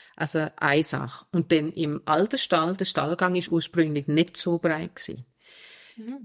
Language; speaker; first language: German; non-native, fluent; Danish